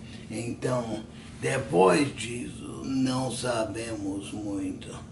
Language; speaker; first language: Portuguese; non-native, fluent; English